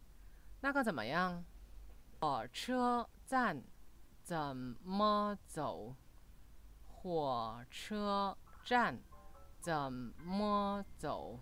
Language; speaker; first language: Chinese; non-native, fluent; Korean